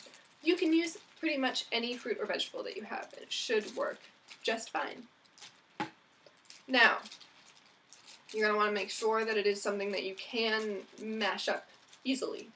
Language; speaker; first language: English; native; English